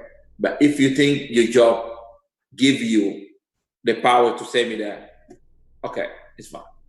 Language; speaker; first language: English; non-native, learner; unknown